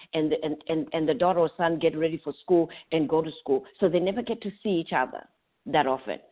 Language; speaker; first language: English; non-native, local second language; North Ndebele